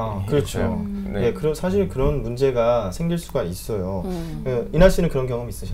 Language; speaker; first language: Korean; native; Korean